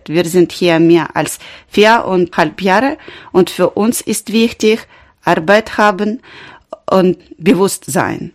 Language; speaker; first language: German; non-native, learner; Ukrainian